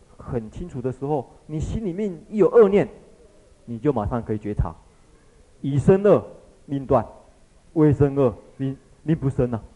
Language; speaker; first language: Chinese; native; Chinese